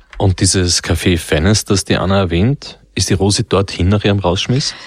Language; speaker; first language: German; native; German